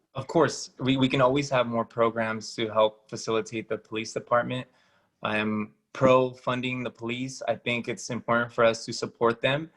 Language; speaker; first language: English; early bilingual, other home language; Spanish